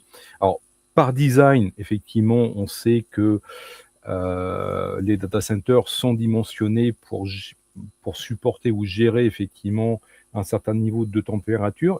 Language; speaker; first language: French; native; French